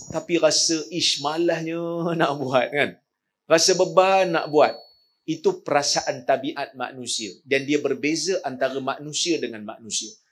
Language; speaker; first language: Malay; native; Malay